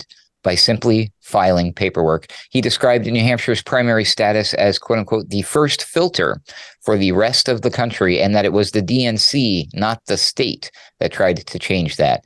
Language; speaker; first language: English; native; English